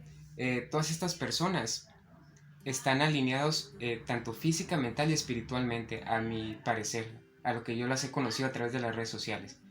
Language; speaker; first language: Spanish; native; Spanish